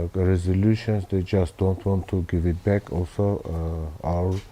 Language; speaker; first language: English; non-native, learner; Armenian